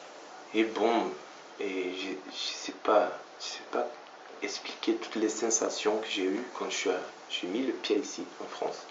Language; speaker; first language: French; non-native, fluent; Portuguese